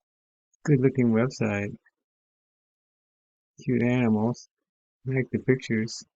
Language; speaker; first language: English; native; English